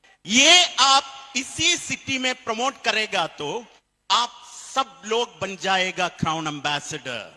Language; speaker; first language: Hindi; non-native, fluent; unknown